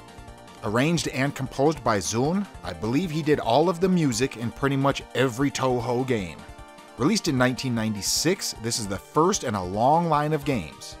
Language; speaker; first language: English; native; English